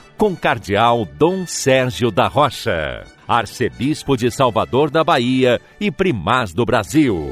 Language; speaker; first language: Portuguese; native; Portuguese